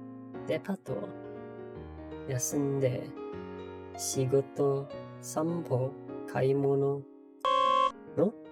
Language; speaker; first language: Japanese; non-native, learner; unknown